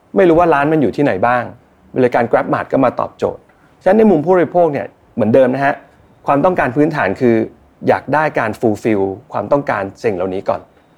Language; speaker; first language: Thai; native; Thai